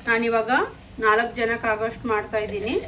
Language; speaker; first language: Kannada; native; Kannada